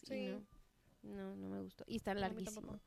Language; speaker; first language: Spanish; native; Spanish